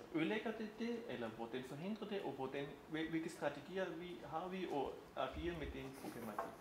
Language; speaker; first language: Danish; non-native, fluent; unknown